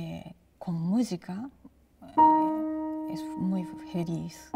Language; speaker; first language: Spanish; non-native, learner; Japanese